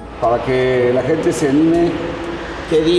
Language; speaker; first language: Spanish; native; Spanish